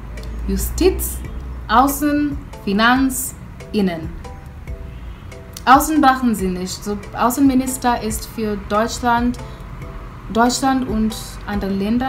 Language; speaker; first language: German; non-native, fluent; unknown